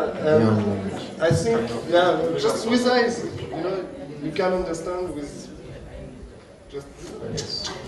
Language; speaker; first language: English; non-native, learner; French